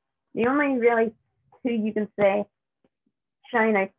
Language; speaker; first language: English; native; English